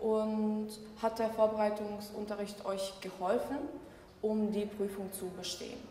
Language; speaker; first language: German; non-native, fluent; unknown